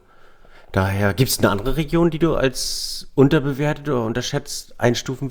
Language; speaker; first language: German; native; German